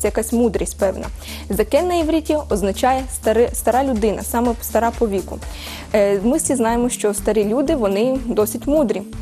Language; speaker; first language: Ukrainian; early bilingual, heritage; Ukrainian